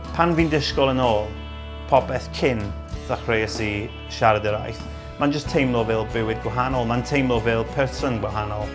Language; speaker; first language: Welsh; non-native, local second language; English